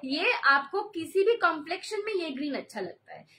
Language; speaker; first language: Hindi; non-native, local second language; Bangla